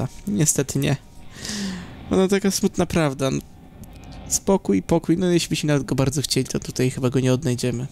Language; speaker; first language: Polish; native; Polish